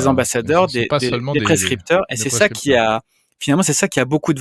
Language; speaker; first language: French; native; French